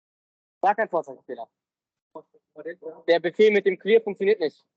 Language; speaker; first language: German; native; German